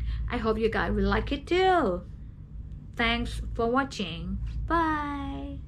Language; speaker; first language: English; non-native, learner; Thai